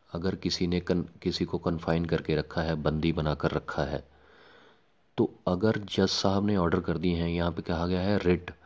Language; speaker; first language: Hindi; non-native, local second language; Punjabi